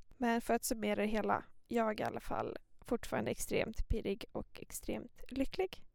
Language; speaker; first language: Swedish; early bilingual, other home language; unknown